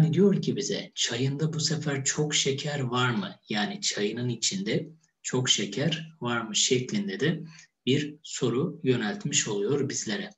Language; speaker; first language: Turkish; native; Turkish